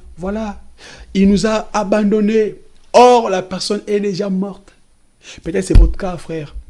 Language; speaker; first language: French; non-native, local second language; Lingala